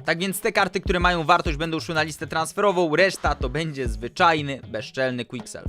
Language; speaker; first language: Polish; native; Polish